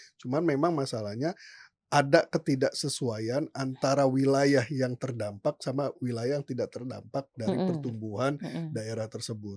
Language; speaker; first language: Indonesian; native; Indonesian